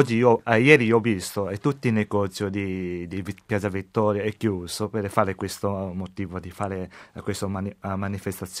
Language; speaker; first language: Italian; non-native, learner; Chinese